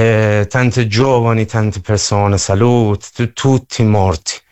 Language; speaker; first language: Italian; non-native, learner; Persian